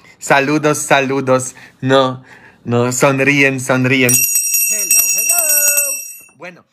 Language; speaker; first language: Spanish; non-native, fluent; Polish